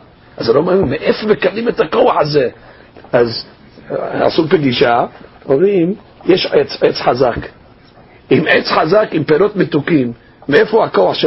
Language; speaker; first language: Hebrew; non-native, fluent; English